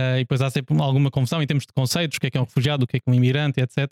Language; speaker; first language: Portuguese; native; Portuguese